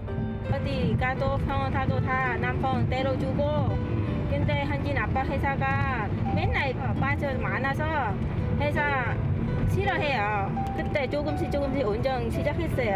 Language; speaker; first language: Korean; non-native, learner; Vietnamese